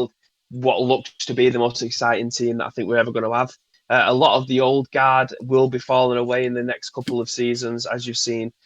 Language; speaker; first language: English; native; English